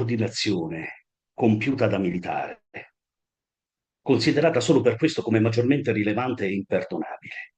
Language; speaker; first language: Italian; native; Italian